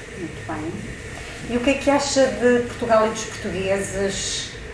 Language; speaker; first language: Portuguese; native; Portuguese